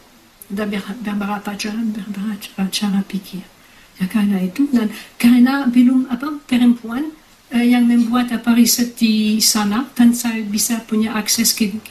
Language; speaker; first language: Indonesian; non-native, fluent; French